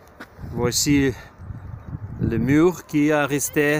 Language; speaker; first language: French; non-native, learner; Ukrainian